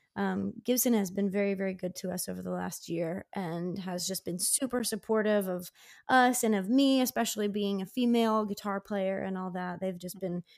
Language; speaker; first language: English; native; English